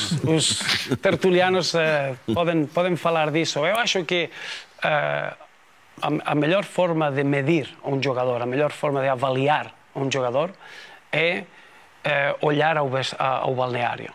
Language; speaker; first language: Portuguese; non-native, fluent; Spanish